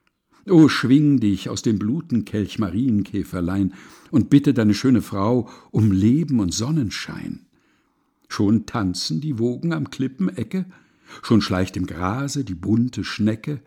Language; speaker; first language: German; native; German